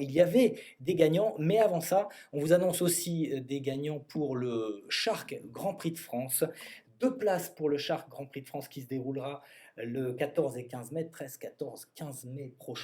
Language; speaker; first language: French; native; French